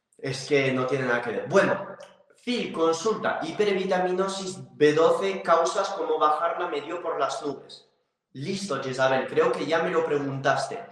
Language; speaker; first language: Spanish; non-native, fluent; French